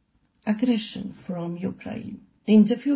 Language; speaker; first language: English; non-native, learner; Polish